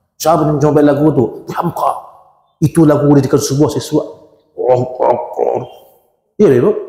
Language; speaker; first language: Malay; non-native, local second language; Minangkabau